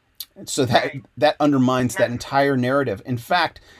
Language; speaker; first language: English; native; English